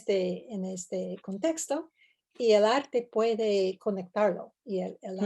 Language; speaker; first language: Spanish; non-native, fluent; English